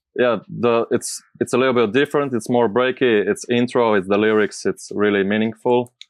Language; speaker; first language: English; non-native, fluent; Slovenian